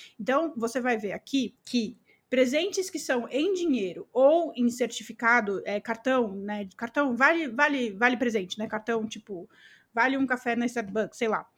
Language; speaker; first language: Portuguese; native; Portuguese